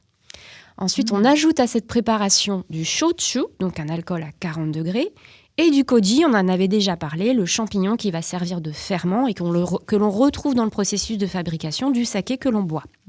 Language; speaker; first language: French; native; French